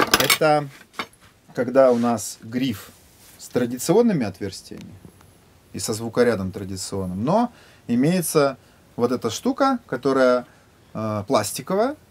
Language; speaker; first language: Russian; native; Russian